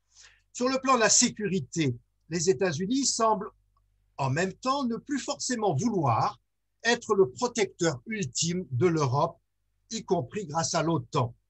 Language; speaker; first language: French; native; French